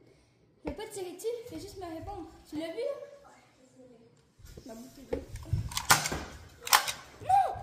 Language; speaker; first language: French; native; French